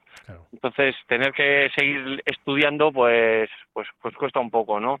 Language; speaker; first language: Spanish; native; Spanish